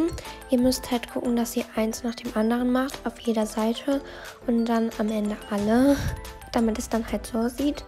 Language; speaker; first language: German; native; German